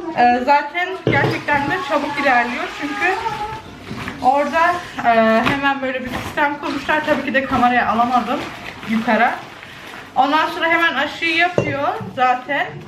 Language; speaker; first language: Turkish; early bilingual, heritage; Turkish